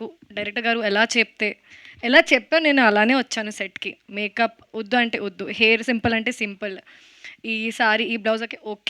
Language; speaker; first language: Telugu; non-native, fluent; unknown